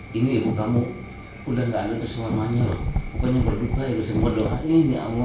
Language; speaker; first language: Indonesian; native; Indonesian